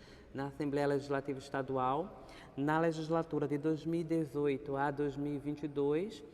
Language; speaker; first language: Portuguese; native; Portuguese